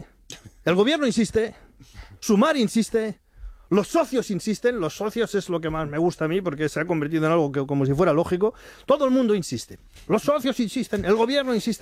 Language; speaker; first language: Spanish; native; Spanish